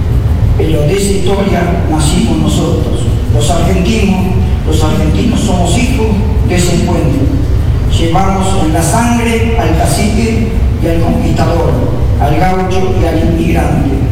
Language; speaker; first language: Spanish; native; Spanish